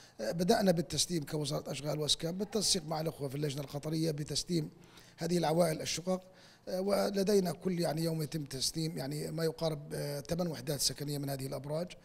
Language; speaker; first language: Arabic; native; Arabic